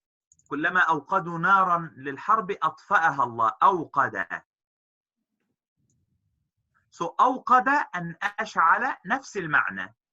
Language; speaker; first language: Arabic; non-native, fluent; English